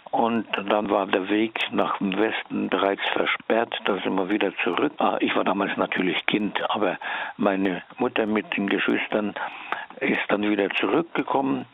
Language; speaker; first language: German; early bilingual, heritage; German